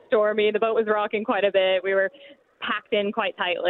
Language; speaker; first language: English; native; English